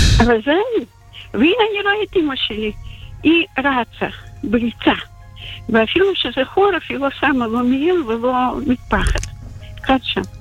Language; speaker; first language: Hebrew; non-native, fluent; Russian